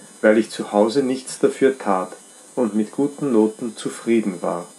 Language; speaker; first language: German; non-native, fluent; Czech